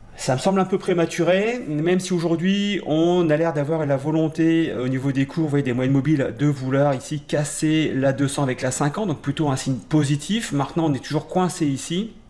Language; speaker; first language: French; native; French